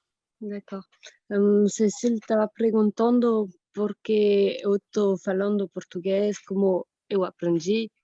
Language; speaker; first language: Portuguese; non-native, fluent; French